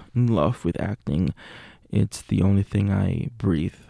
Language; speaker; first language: English; non-native, fluent; Spanish